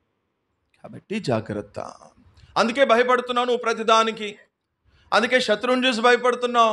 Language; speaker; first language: Telugu; native; Telugu